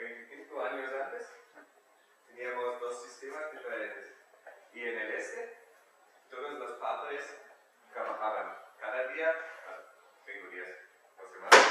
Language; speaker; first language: Spanish; non-native, learner; German